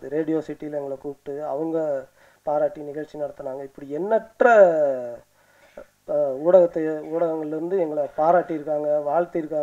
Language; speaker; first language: Tamil; native; Tamil